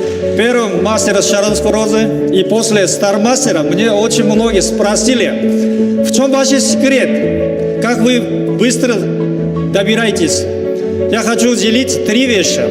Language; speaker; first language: Russian; non-native, learner; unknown